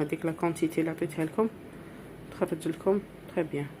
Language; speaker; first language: Arabic; native; Arabic